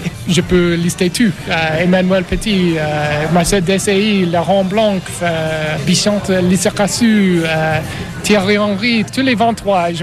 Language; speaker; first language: French; non-native, fluent; English